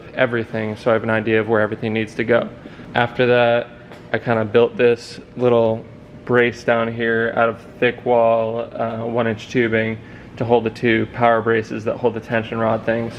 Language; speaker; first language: English; native; English